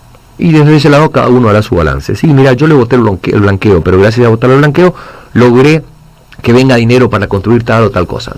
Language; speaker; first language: Spanish; native; Spanish